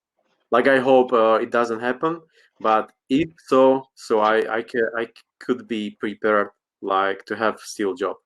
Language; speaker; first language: English; non-native, learner; Slovak